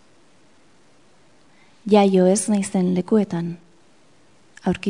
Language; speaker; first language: English; non-native, fluent; Spanish